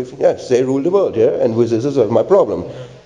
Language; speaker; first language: English; non-native, learner; German